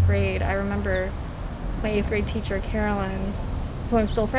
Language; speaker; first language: English; native; English